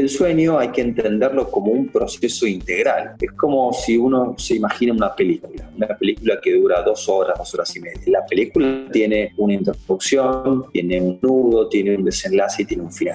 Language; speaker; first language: Spanish; native; Spanish